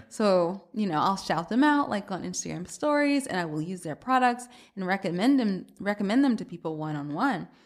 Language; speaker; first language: English; native; English